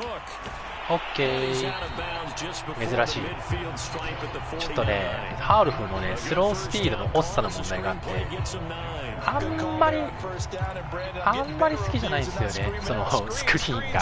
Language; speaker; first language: Japanese; native; Japanese